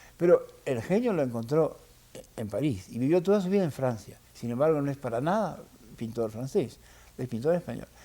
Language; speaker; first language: Spanish; early bilingual, heritage; French